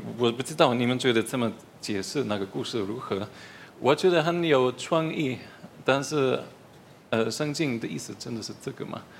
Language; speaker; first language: Chinese; non-native, fluent; German